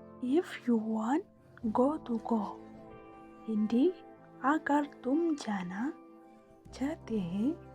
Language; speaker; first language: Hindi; non-native, local second language; Khasi